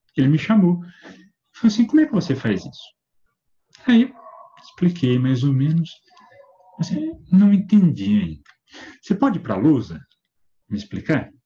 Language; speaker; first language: Portuguese; native; Portuguese